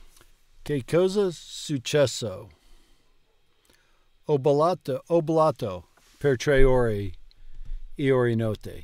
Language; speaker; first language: Italian; non-native, learner; English